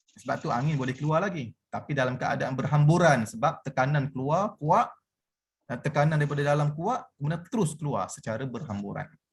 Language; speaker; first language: Malay; native; Malay